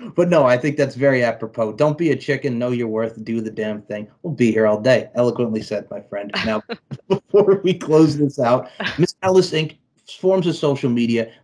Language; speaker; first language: English; native; English